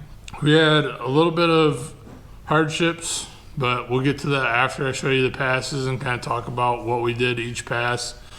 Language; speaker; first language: English; native; English